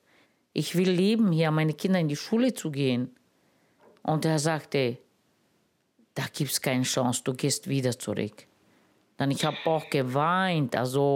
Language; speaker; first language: German; non-native, learner; Romany